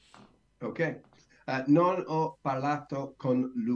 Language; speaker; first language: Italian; non-native, learner; English